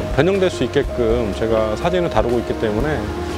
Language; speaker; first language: Korean; native; Korean